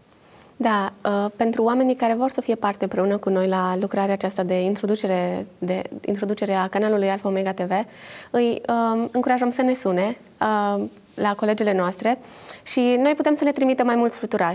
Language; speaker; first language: Romanian; native; Romanian